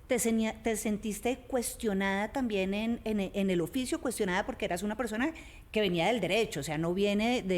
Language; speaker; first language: Spanish; native; Spanish